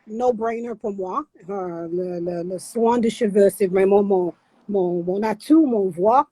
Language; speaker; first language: French; non-native, fluent; English